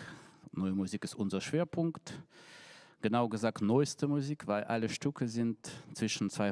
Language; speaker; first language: German; non-native, fluent; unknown